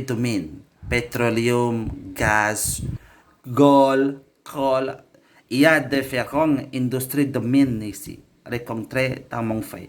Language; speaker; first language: French; non-native, learner; Indonesian